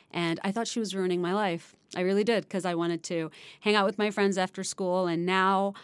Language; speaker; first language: English; non-native, local second language; Bangla